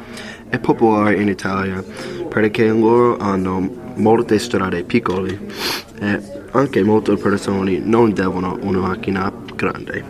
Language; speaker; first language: Italian; non-native, learner; English